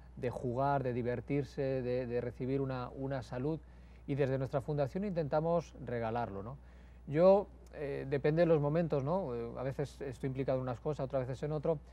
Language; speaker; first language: Spanish; native; Spanish